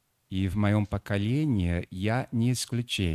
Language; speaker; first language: Russian; non-native, fluent; Portuguese